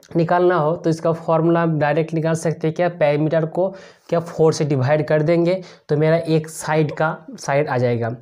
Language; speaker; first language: Hindi; native; Hindi